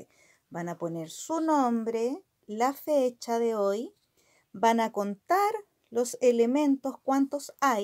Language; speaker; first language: Spanish; native; Spanish